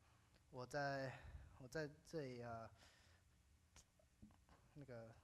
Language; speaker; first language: Chinese; early bilingual, heritage; English